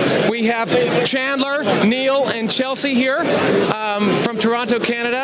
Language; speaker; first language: English; native; English